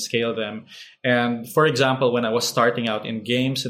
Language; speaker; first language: English; non-native, local second language; Filipino